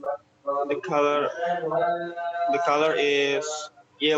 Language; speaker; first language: English; non-native, learner; Indonesian